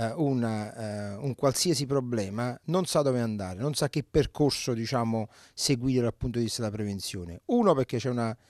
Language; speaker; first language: Italian; native; Italian